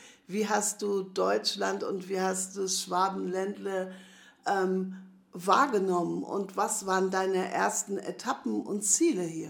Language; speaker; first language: German; native; German